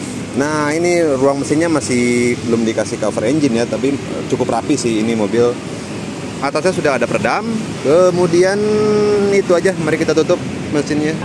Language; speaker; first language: Indonesian; native; Indonesian